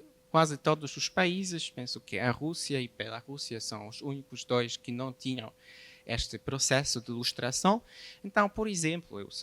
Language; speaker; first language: Portuguese; non-native, fluent; Polish